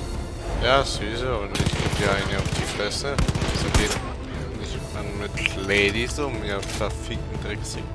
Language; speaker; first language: German; non-native, learner; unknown